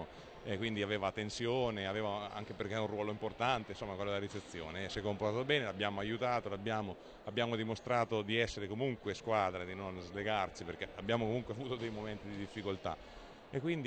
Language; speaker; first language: Italian; native; Italian